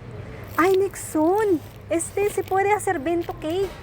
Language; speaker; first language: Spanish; non-native, learner; Filipino